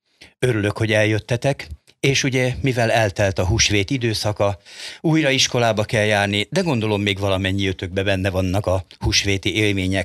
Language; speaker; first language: Hungarian; native; Hungarian